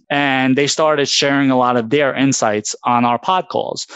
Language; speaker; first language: English; native; English